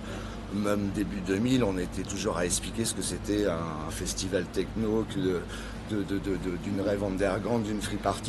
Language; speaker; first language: French; native; French